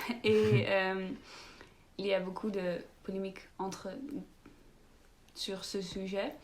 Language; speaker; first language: French; non-native, learner; Dutch